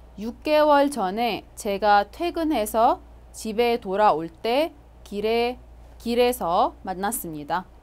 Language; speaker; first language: Korean; non-native, fluent; Arabic